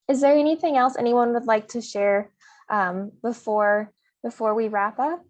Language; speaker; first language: English; native; English